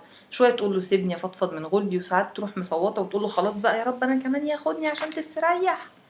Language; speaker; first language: Arabic; native; Arabic